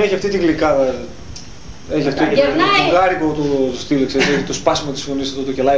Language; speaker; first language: Greek; native; Greek